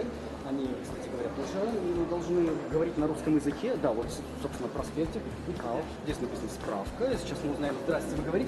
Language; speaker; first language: Russian; native; Russian